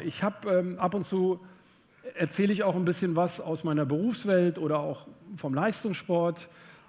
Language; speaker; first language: German; native; German